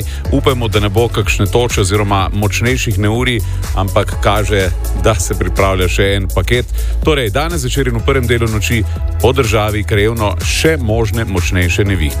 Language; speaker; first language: Slovenian; native; Slovenian